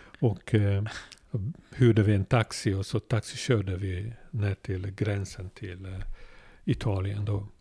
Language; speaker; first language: Swedish; non-native, fluent; Hungarian